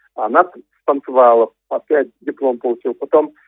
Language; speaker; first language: Russian; native; Russian